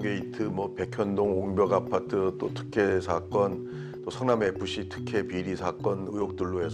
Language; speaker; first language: Korean; native; Korean